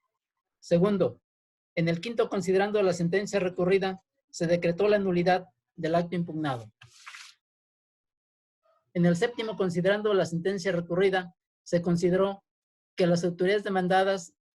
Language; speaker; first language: Spanish; native; Spanish